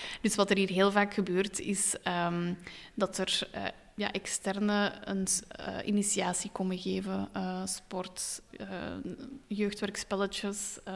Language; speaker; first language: Dutch; native; Dutch